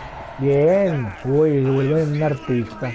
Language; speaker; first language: Spanish; native; Spanish